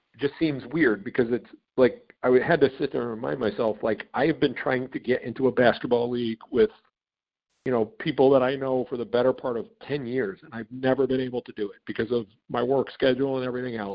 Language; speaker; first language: English; native; English